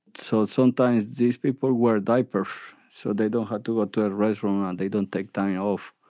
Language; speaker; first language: English; non-native, fluent; Spanish